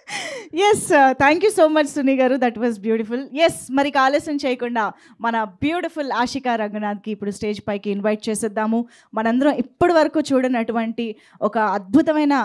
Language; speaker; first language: Telugu; native; Telugu